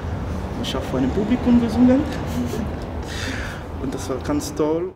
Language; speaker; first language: German; non-native, fluent; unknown